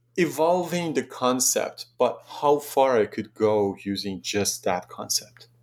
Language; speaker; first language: English; non-native, fluent; Persian